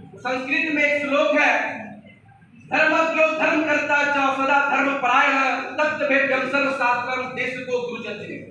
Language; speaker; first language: Hindi; native; Hindi